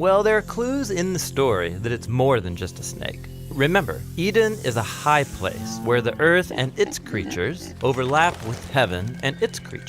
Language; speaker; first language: English; native; English